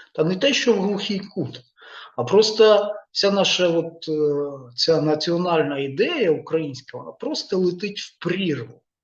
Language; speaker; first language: Ukrainian; non-native, local second language; Russian